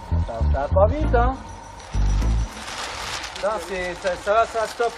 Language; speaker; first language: French; native; French